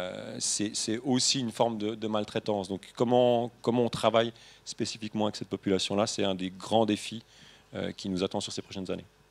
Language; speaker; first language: French; native; French